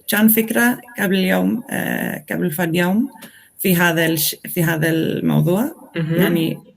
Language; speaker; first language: Arabic; non-native, learner; Swedish